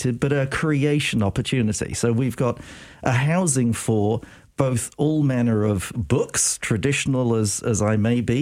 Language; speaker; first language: English; native; English